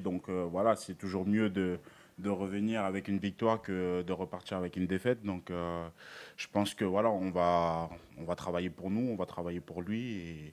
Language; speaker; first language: French; native; French